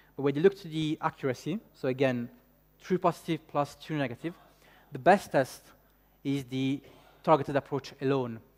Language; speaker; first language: English; non-native, fluent; Italian